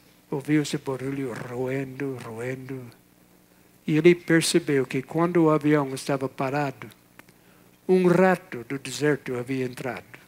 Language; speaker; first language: Portuguese; non-native, fluent; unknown